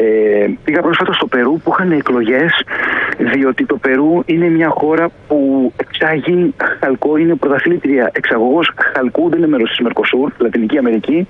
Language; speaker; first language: Greek; native; Greek